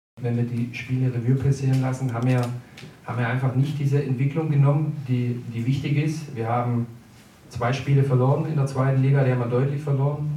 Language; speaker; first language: German; native; German